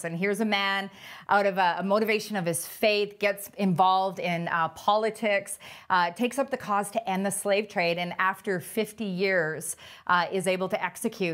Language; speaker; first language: English; native; English